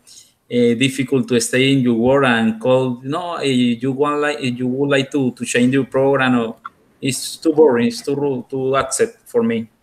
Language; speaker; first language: English; non-native, learner; Spanish